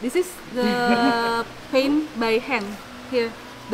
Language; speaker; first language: English; non-native, fluent; Indonesian